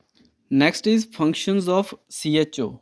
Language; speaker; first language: English; non-native, local second language; Punjabi